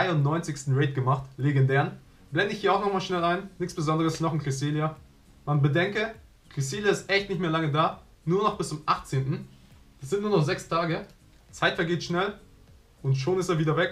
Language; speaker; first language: German; native; German